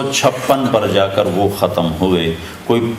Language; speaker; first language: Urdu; non-native, local second language; Punjabi